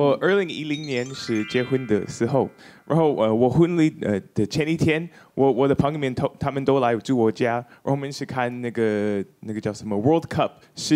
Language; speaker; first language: Chinese; non-native, fluent; English